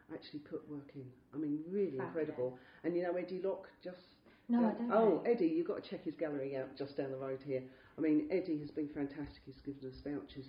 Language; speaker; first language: English; native; English